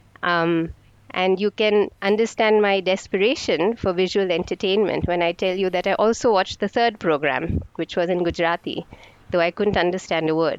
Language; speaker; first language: English; non-native, local second language; Marathi